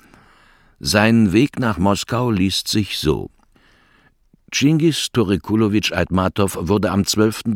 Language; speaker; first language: German; native; German